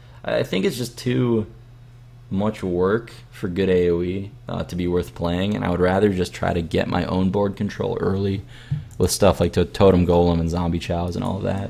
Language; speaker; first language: English; native; English